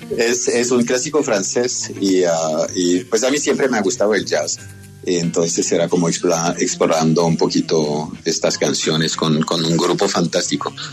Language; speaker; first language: Spanish; non-native, fluent; French